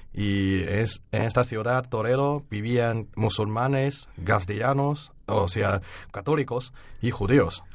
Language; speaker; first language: Spanish; non-native, learner; Chinese